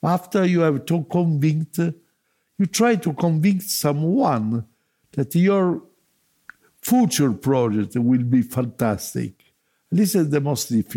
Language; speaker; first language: English; non-native, learner; Italian